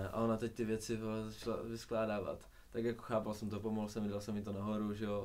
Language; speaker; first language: Czech; native; Czech